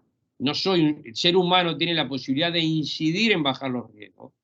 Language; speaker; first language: Spanish; native; Spanish